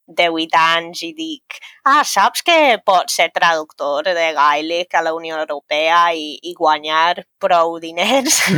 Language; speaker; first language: Catalan; non-native, fluent; English